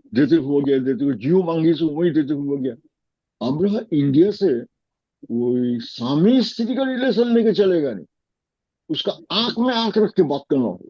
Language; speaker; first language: Hindi; non-native, fluent; Bangla